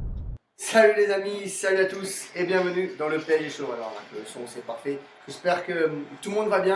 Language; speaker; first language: French; native; French